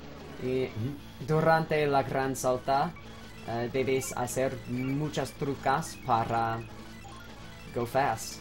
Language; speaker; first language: Spanish; non-native, learner; English